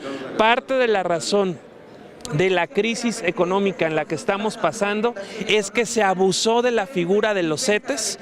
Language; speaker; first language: Spanish; native; Spanish